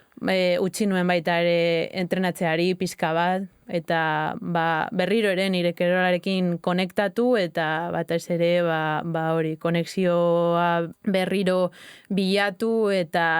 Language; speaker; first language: Basque; native; Basque